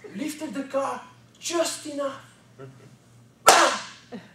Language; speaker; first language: English; non-native, fluent; Bulgarian